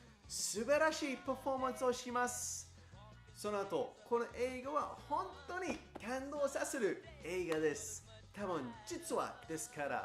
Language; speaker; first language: Japanese; non-native, fluent; English